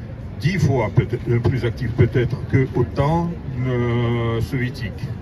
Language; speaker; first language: French; non-native, learner; Russian